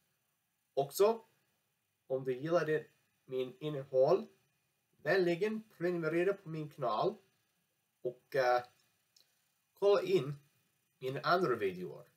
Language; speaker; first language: Swedish; non-native, learner; English